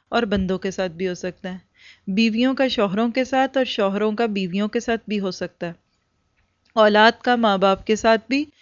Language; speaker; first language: Urdu; native; Urdu